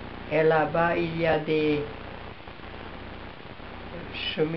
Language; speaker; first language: French; non-native, fluent; Hungarian